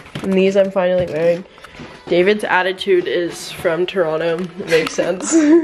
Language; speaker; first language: English; native; English